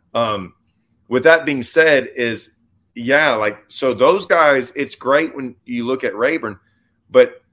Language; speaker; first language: English; native; English